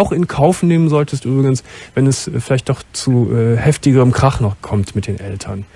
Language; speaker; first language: German; native; German